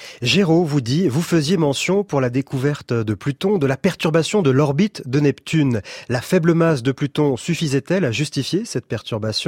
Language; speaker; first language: French; native; French